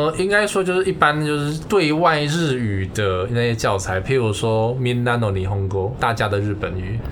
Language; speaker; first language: Chinese; native; Chinese